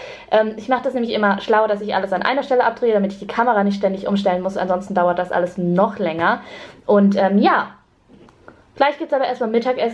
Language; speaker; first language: German; native; German